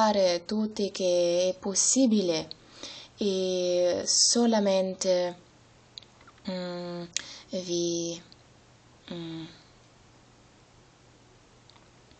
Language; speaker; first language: Italian; non-native, learner; German